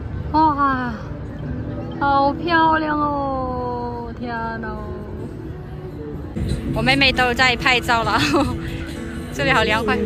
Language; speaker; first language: Chinese; non-native, fluent; Vietnamese